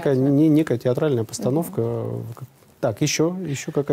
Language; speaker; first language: Russian; native; Russian